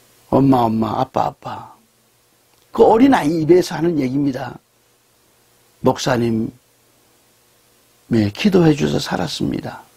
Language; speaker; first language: Korean; native; Korean